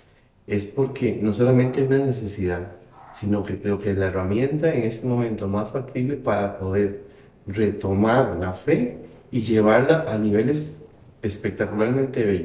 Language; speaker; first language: Spanish; native; Spanish